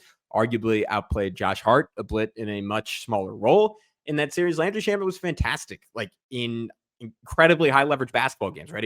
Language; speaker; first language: English; native; English